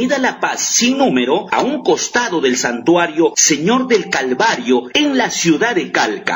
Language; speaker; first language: Spanish; native; Spanish